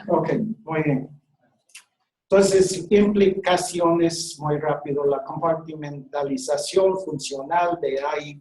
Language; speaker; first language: Spanish; non-native, fluent; English